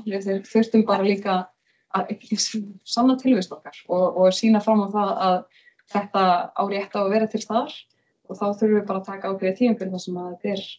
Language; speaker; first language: Icelandic; native; Icelandic